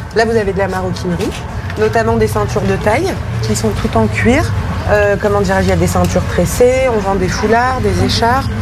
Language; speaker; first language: French; native; French